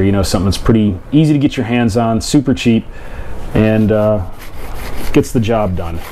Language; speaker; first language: English; native; English